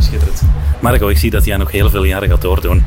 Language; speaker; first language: Dutch; native; Dutch